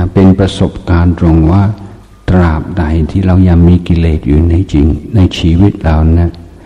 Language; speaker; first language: Thai; non-native, fluent; English